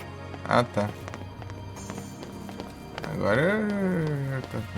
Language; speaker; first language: Portuguese; native; Portuguese